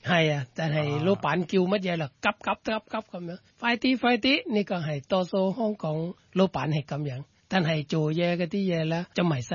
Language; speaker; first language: Cantonese; non-native, fluent; Thai